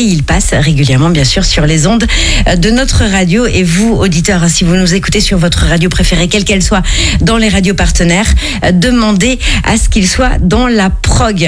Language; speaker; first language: French; native; French